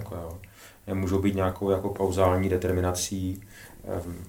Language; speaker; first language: Czech; native; Czech